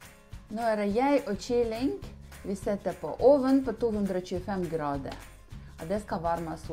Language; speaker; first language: Norwegian; non-native, learner; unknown